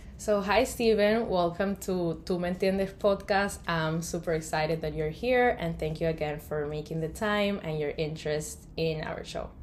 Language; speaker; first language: English; non-native, fluent; Spanish